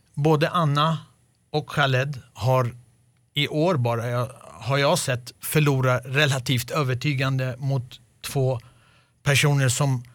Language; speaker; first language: Swedish; early bilingual, other home language; Arabic